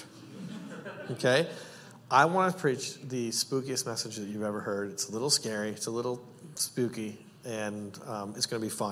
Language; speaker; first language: English; native; English